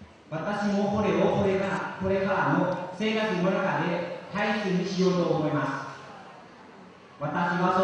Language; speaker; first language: Japanese; non-native, learner; Lao